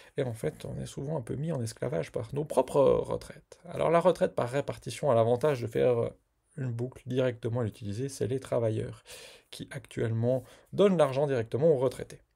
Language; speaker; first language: French; native; French